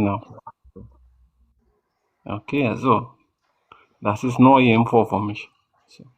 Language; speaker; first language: German; non-native, learner; Amharic